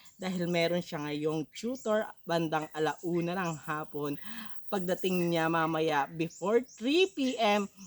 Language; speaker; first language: Filipino; native; Filipino